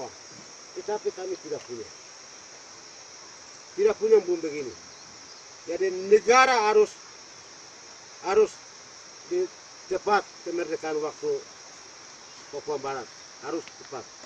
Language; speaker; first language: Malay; non-native, local second language; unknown